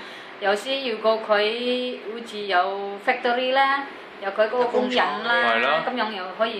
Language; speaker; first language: Cantonese; non-native, learner; Indonesian